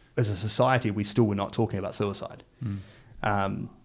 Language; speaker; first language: English; native; English